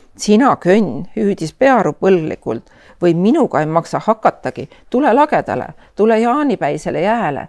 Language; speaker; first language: Estonian; native; Estonian